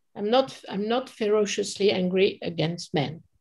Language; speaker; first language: English; non-native, fluent; French